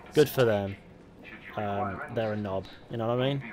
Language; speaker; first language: English; native; English